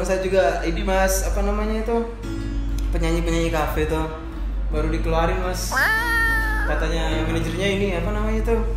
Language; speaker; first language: Indonesian; native; Indonesian